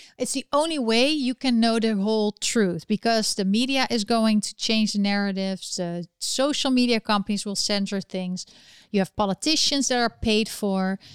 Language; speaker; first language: English; non-native, fluent; Dutch